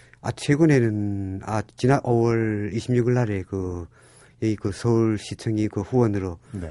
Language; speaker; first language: Korean; native; Korean